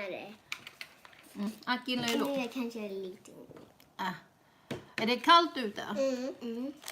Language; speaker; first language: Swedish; non-native, learner; Thai